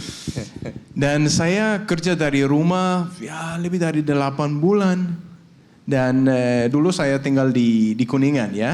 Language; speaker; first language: Indonesian; non-native, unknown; Danish